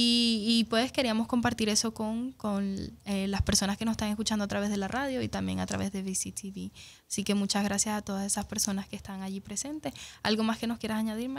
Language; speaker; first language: Spanish; native; Spanish